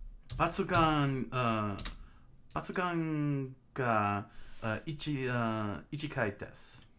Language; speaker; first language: Japanese; non-native, learner; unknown